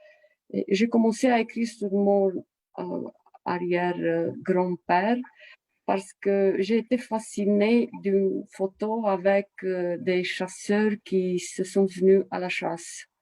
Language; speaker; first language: French; non-native, fluent; Romanian